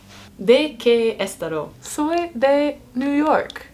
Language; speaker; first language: Spanish; non-native, learner; English